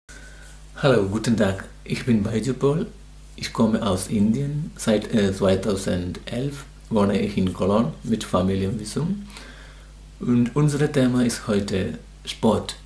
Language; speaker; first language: German; non-native, learner; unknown